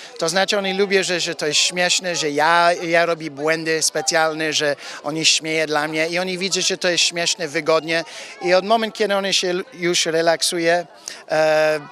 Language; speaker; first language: Polish; non-native, learner; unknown